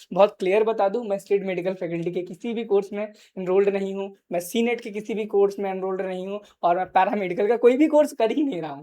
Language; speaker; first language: Hindi; native; Hindi